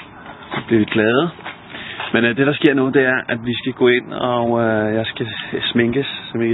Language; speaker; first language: Danish; native; Danish